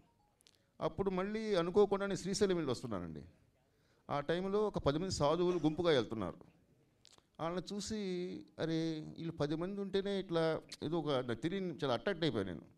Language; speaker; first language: Telugu; native; Telugu